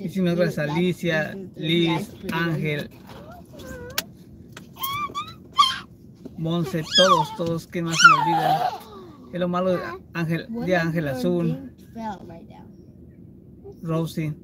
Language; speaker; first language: Spanish; native; Spanish